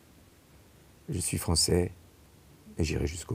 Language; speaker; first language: French; native; French